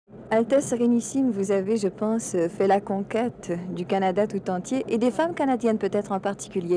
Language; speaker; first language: French; native; French